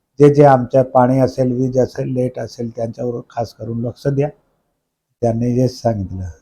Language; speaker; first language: Marathi; non-native, local second language; Bhili